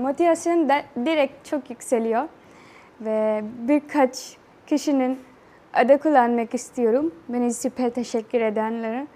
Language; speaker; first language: Turkish; non-native, learner; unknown